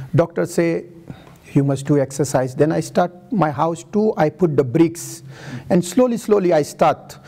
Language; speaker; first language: English; non-native, local second language; Gujarati